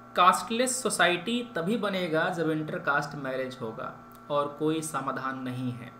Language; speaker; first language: Hindi; native; Hindi